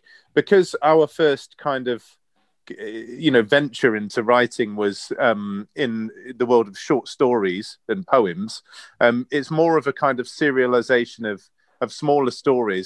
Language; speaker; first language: English; native; English